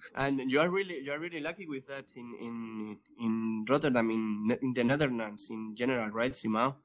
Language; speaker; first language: English; non-native, fluent; Spanish